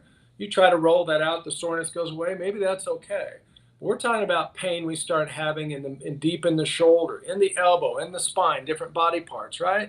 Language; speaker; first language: English; native; English